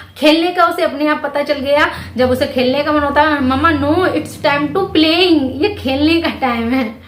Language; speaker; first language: Hindi; native; Hindi